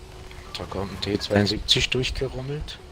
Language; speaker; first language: German; native; German